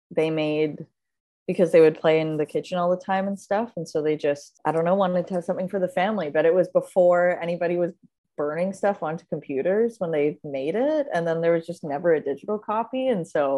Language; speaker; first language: English; native; English